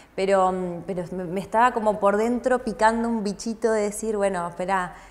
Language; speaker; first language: Spanish; native; Spanish